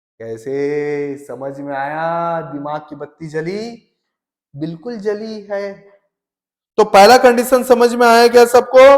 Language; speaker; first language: Hindi; native; Hindi